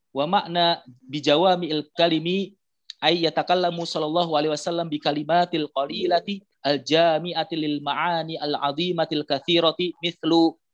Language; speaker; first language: Arabic; non-native, fluent; Indonesian